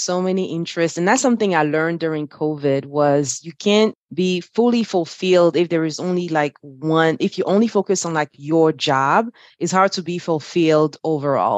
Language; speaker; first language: English; non-native, fluent; French